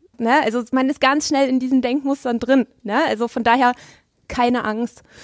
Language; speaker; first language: German; native; German